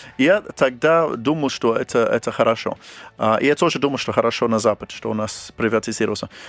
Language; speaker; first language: Russian; non-native, fluent; English